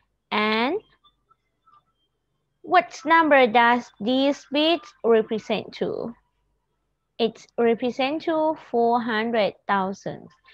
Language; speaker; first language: English; non-native, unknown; Thai